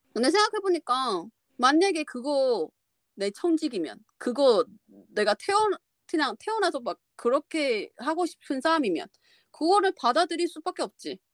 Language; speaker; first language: Korean; non-native, learner; Chinese